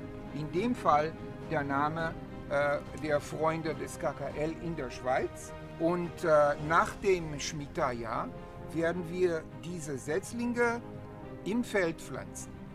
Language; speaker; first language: German; non-native, fluent; Hebrew